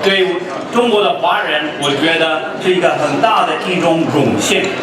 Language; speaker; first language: Chinese; non-native, fluent; English